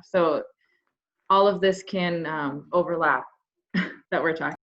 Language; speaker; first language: English; native; English